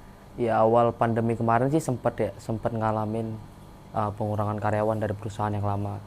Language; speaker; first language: Indonesian; native; Indonesian